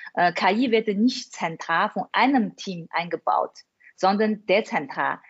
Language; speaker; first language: German; non-native, fluent; Chinese